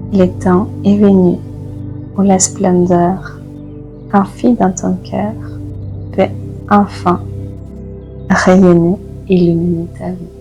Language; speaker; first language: French; native; French